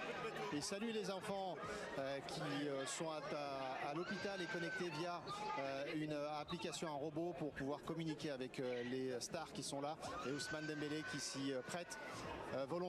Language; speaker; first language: French; native; French